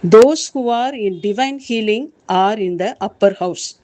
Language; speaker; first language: English; non-native, local second language; Tamil